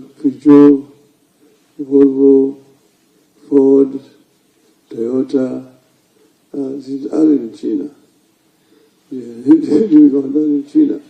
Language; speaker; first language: German; non-native, fluent; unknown